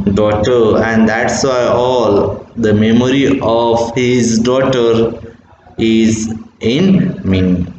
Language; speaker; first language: English; non-native, local second language; Marathi